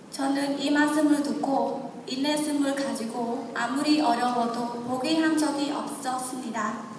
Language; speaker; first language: Korean; non-native, learner; Khmer